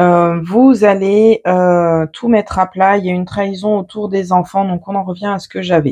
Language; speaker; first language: French; native; French